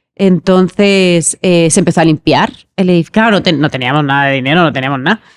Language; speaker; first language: Spanish; native; Spanish